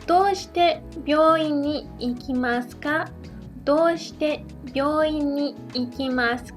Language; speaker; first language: Japanese; non-native, fluent; French